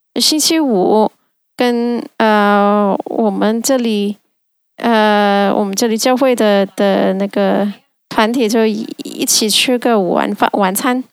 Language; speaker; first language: Chinese; non-native, fluent; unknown